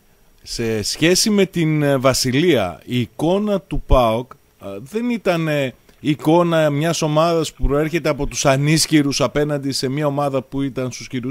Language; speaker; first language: Greek; native; Greek